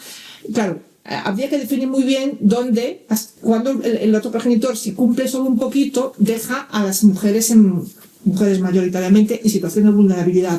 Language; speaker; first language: Spanish; native; Spanish